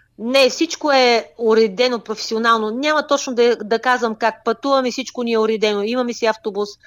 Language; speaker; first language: Bulgarian; native; Bulgarian